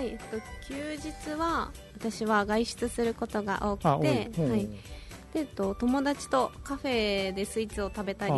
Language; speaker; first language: Japanese; native; Japanese